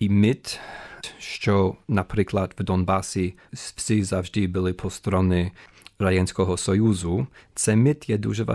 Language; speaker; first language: Ukrainian; non-native, fluent; English